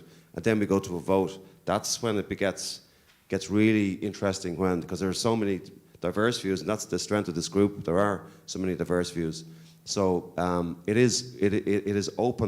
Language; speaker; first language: English; native; English